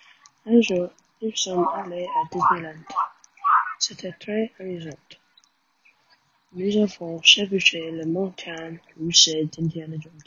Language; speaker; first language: French; non-native, learner; English